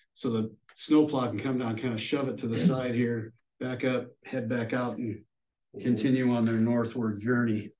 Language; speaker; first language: English; native; English